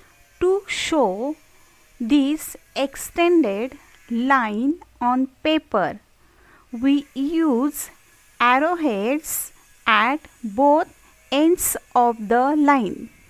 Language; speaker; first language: English; non-native, local second language; Marathi